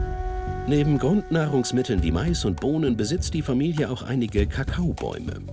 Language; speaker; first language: German; native; German